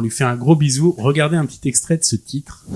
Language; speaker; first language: French; native; French